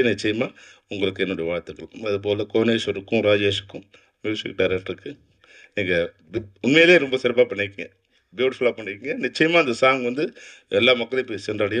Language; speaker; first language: Tamil; native; Tamil